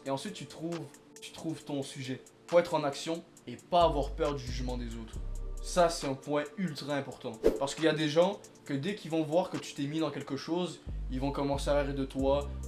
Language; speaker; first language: French; native; French